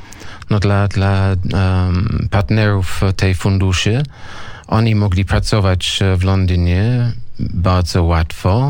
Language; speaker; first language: Polish; non-native, fluent; English